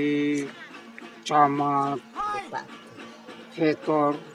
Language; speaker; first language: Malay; non-native, local second language; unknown